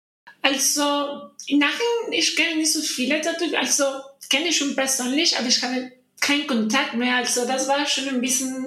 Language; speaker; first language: German; non-native, learner; Spanish